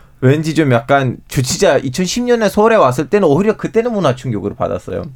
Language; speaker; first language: Korean; non-native, fluent; Turkish